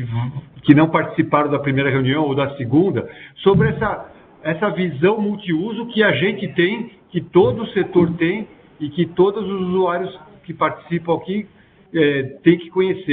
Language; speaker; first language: Portuguese; native; Portuguese